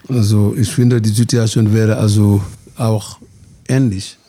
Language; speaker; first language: German; non-native, fluent; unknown